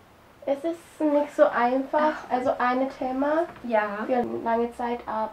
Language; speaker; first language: German; non-native, learner; Korean